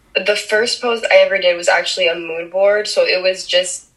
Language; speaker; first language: English; early bilingual, other home language; Spanish